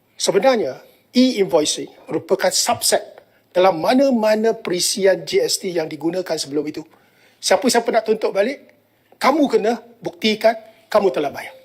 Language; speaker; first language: Malay; non-native, local second language; Chinese